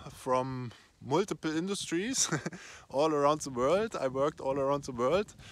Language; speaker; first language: English; non-native, fluent; German